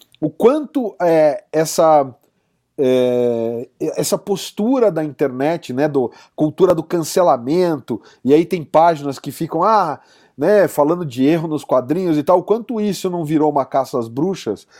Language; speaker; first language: Portuguese; native; Portuguese